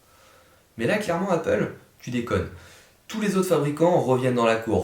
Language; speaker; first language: French; native; French